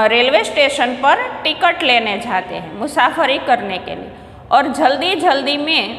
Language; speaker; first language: Hindi; non-native, local second language; Gujarati